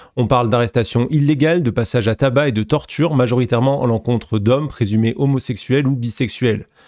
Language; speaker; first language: French; native; French